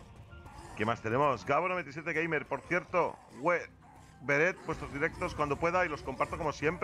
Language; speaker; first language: Spanish; native; Spanish